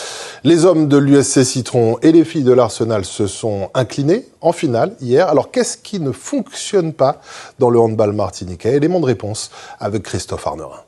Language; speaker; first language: French; native; French